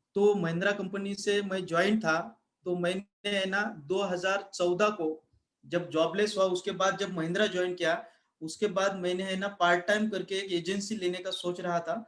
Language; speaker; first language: Hindi; non-native, local second language; Marathi